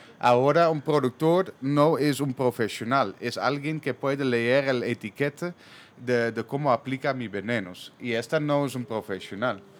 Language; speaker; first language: Spanish; non-native, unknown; Dutch